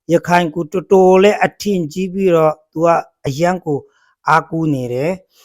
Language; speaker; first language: Burmese; non-native, local second language; Hakha Chin